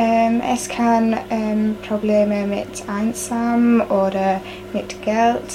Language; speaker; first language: German; non-native, learner; English